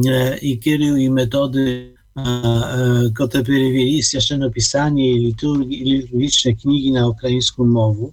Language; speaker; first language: Polish; non-native, learner; Ukrainian